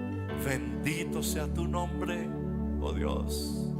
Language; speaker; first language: Spanish; native; Spanish